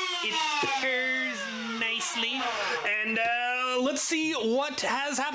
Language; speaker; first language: English; native; English